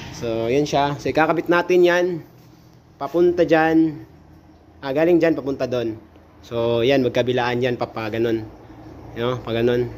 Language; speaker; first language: Filipino; non-native, local second language; Cebuano